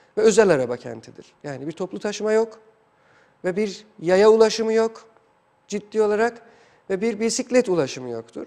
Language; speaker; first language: Turkish; non-native, fluent; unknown